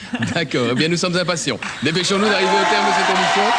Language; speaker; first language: French; native; French